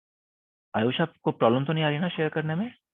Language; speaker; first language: Hindi; native; Hindi